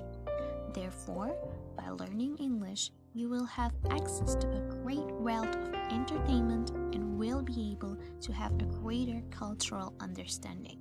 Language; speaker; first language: English; non-native, fluent; Indonesian